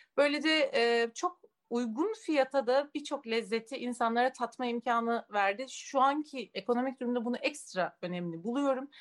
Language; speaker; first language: Turkish; native; Turkish